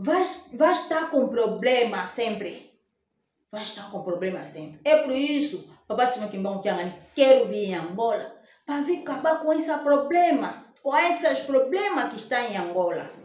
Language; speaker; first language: Portuguese; non-native, fluent; Lingala